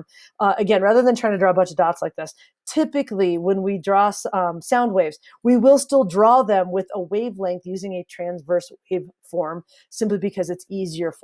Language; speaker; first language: English; native; English